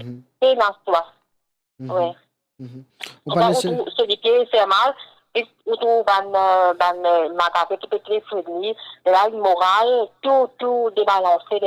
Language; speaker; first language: French; non-native, local second language; Morisyen